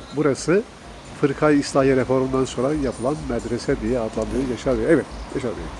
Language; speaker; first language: Turkish; native; Turkish